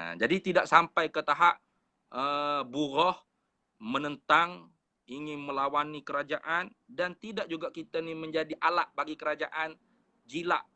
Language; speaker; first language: Malay; native; Malay